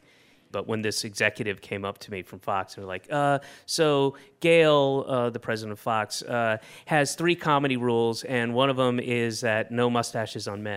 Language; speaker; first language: English; native; English